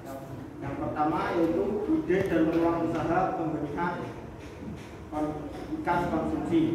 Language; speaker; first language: Indonesian; native; Indonesian